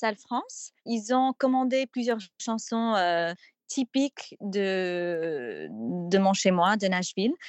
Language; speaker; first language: French; non-native, fluent; English